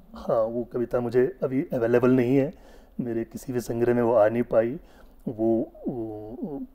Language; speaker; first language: Hindi; non-native, local second language; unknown